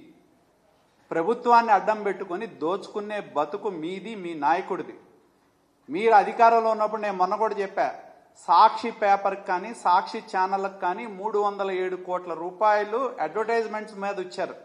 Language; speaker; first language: Telugu; native; Telugu